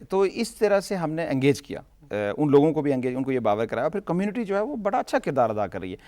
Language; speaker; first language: Urdu; non-native, local second language; Punjabi